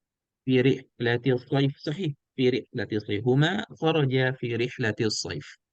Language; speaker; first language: Arabic; non-native, fluent; Indonesian